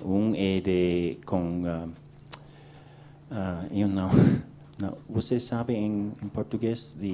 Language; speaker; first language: Portuguese; non-native, learner; English